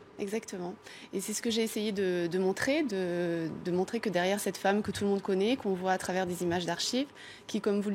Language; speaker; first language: French; native; French